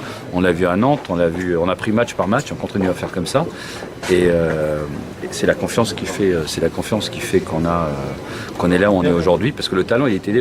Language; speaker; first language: French; native; French